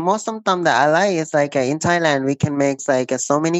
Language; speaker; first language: English; non-native, learner; Thai